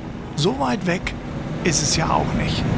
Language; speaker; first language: German; native; German